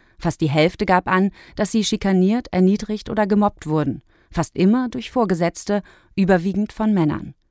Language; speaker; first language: German; native; German